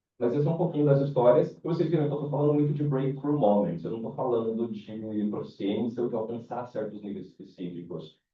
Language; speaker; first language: Portuguese; native; Portuguese